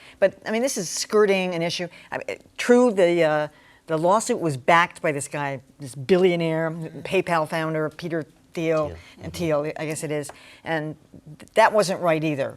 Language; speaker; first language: English; native; English